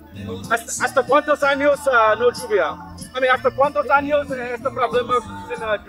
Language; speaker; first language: Spanish; non-native, learner; English